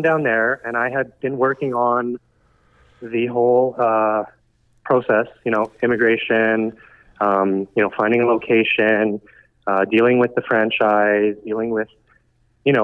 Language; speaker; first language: English; native; English